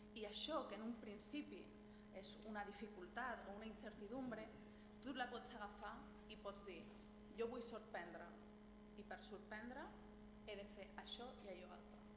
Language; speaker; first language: Catalan; non-native, local second language; Spanish